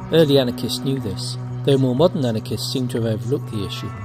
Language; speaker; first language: English; native; English